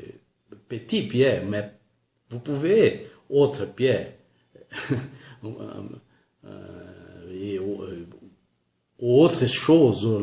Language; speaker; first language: French; non-native, learner; Portuguese